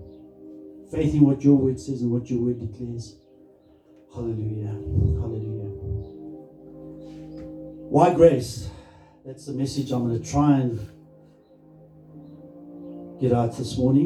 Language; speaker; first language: English; native; English